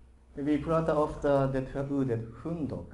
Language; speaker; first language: Swedish; non-native, fluent; Japanese